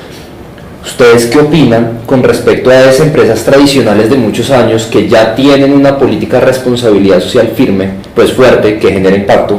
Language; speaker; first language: Spanish; native; Spanish